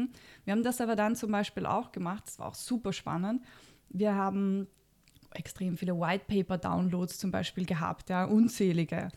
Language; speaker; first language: German; native; German